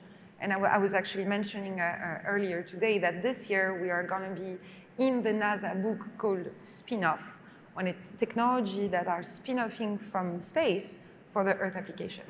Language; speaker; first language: English; non-native, fluent; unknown